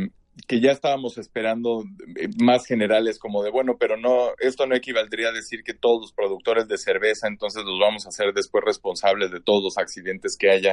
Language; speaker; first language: Spanish; native; Spanish